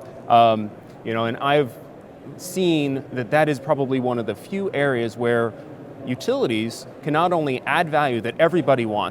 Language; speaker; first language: English; native; English